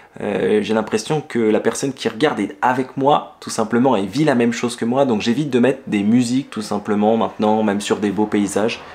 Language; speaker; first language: French; native; French